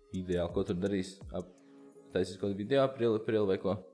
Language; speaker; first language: Latvian; native; Latvian